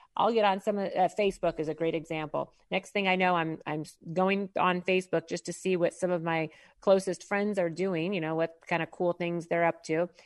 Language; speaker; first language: English; native; English